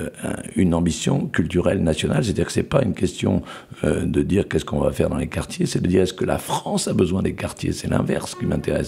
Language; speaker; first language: French; native; French